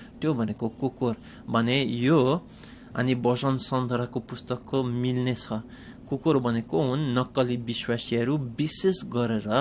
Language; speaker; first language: Nepali; non-native, fluent; English